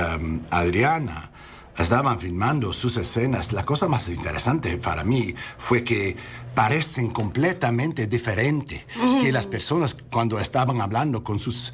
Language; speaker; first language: Spanish; non-native, learner; English